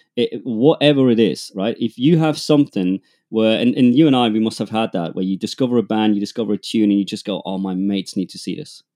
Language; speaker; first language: English; non-native, fluent; German